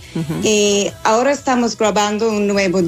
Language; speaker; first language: Spanish; non-native, learner; English